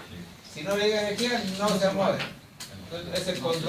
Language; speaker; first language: Spanish; native; Spanish